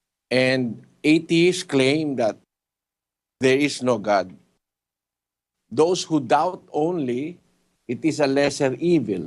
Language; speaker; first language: English; non-native, local second language; Filipino